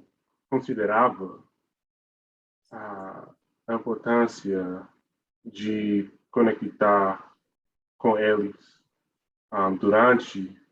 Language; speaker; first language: Portuguese; non-native, learner; English